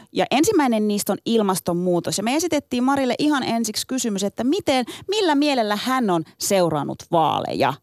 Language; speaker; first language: Finnish; early bilingual, other home language; Turkish